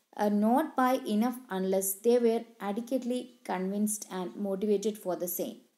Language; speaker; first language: English; non-native, local second language; Malayalam